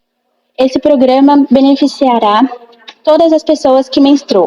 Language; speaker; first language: Portuguese; native; Portuguese